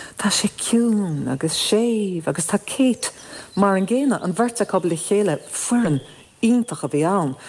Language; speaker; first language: Irish; non-native, local second language; English